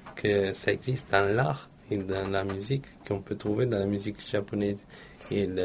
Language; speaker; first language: French; non-native, learner; Portuguese